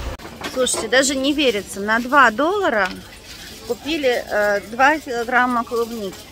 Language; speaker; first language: Russian; native; Russian